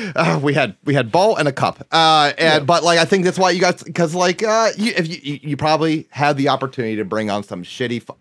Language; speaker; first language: English; native; English